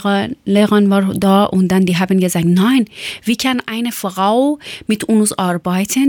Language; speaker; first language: German; non-native, learner; Persian